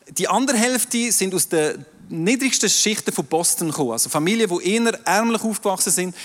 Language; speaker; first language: German; non-native, local second language; French